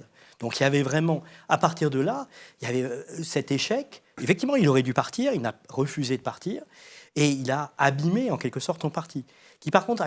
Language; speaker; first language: French; native; French